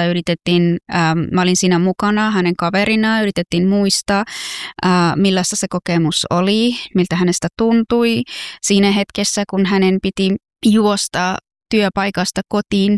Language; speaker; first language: Finnish; non-native, fluent; Persian